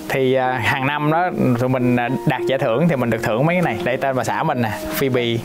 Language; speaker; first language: Vietnamese; native; Vietnamese